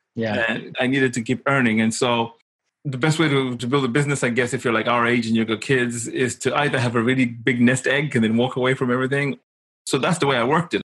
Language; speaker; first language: English; non-native, local second language; Shona